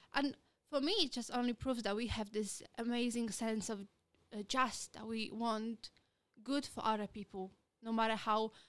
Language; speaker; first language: English; non-native, fluent; Polish